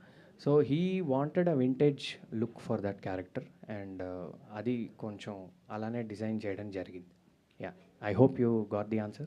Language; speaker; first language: Telugu; native; Telugu